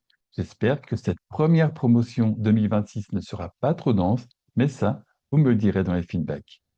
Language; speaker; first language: French; native; French